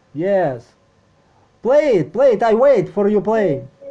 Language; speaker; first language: English; non-native, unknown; Russian